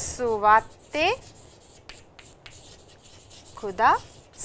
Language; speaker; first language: Japanese; non-native, fluent; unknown